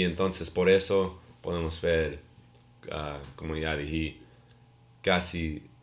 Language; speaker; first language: Spanish; non-native, learner; English